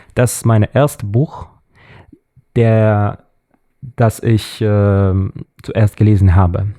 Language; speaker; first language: German; non-native, learner; Russian